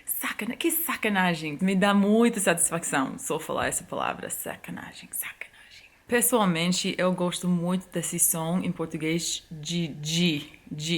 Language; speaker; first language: Portuguese; non-native, fluent; English